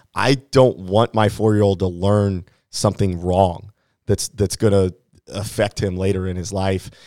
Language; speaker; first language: English; native; English